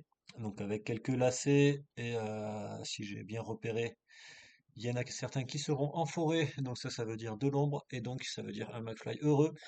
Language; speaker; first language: French; native; French